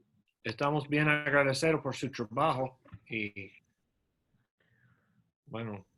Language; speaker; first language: Spanish; non-native, learner; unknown